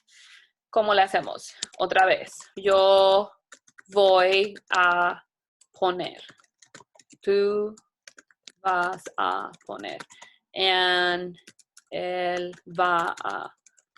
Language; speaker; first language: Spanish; non-native, fluent; English